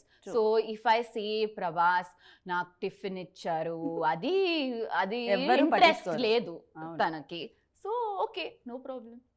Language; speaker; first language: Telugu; non-native, learner; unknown